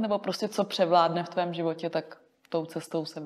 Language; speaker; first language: Czech; native; Czech